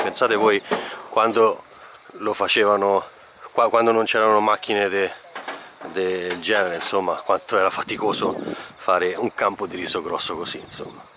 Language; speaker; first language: Italian; native; Italian